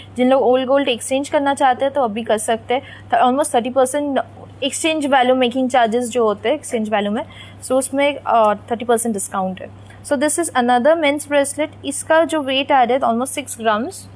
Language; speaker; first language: Hindi; non-native, local second language; Bangla